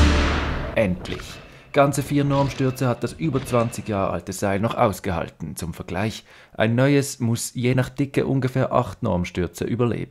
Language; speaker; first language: German; native; German